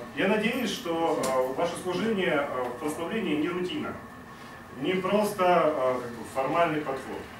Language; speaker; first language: Russian; native; Russian